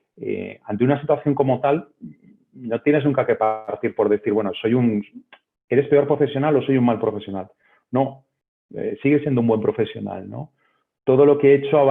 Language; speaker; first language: Spanish; native; Spanish